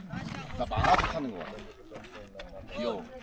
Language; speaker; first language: Korean; native; Korean